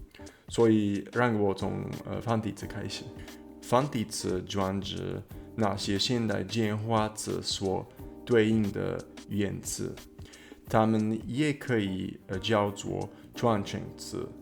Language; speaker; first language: Chinese; non-native, fluent; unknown